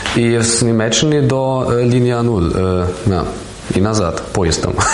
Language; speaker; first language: Ukrainian; non-native, learner; German